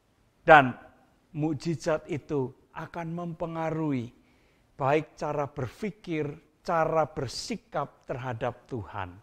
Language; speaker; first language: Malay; non-native, local second language; Indonesian